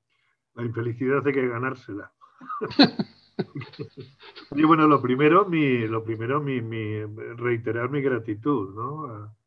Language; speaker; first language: Spanish; native; Spanish